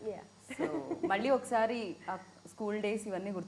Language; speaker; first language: Telugu; native; Telugu